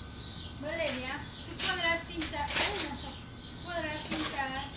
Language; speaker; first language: Spanish; native; Spanish